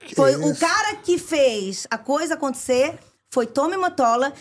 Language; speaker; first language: Portuguese; early bilingual, other home language; Italian